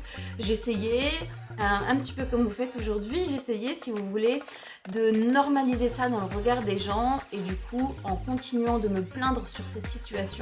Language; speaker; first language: French; native; French